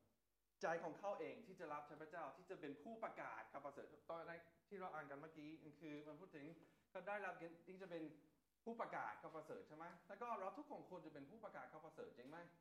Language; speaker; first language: Thai; non-native, fluent; English